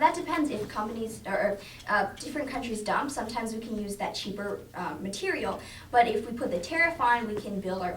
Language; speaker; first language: English; native; English